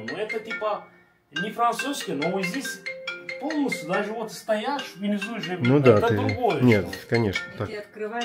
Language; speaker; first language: Russian; non-native, learner; Turkish